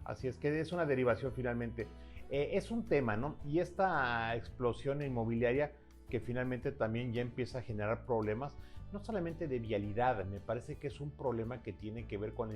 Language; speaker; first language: Spanish; native; Spanish